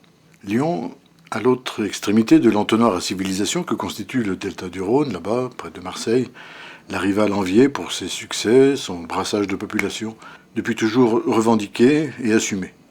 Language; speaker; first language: French; native; French